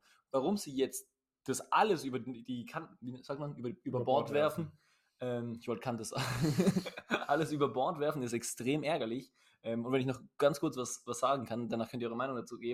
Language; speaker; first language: German; native; German